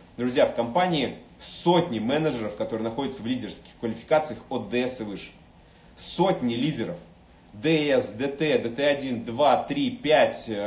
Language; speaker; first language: Russian; native; Russian